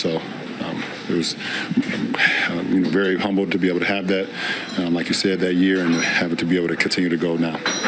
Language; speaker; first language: English; native; English